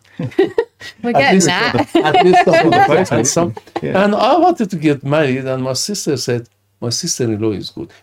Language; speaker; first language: English; non-native, fluent; Persian